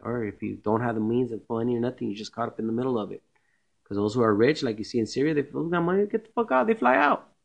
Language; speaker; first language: English; early bilingual, other home language; Spanish